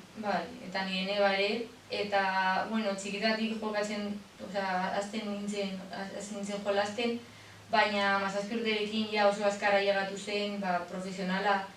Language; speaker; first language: Basque; non-native, local second language; Spanish